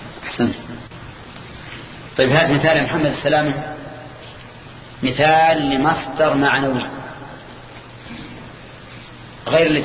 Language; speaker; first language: Arabic; native; Arabic